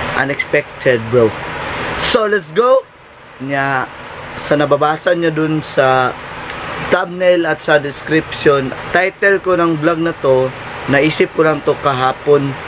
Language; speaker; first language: Filipino; non-native, local second language; Cebuano